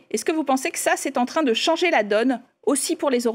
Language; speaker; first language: French; native; French